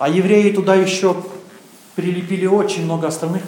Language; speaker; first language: Czech; non-native, learner; Russian